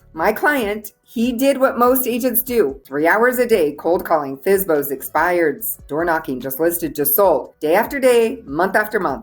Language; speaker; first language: English; native; English